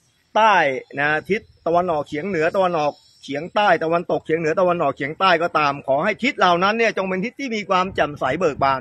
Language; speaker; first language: Thai; native; Thai